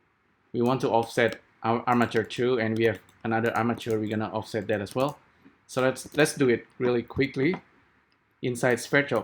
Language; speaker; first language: English; non-native, fluent; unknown